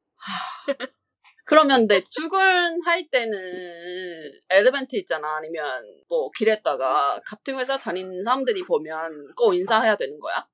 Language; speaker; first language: Korean; non-native, learner; Chinese